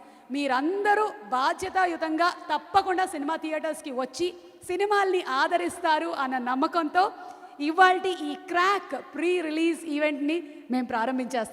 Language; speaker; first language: Telugu; native; Telugu